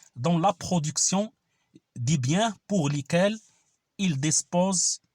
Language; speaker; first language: French; non-native, local second language; Arabic